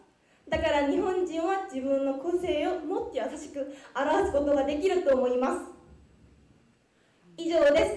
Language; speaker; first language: Japanese; non-native, fluent; Korean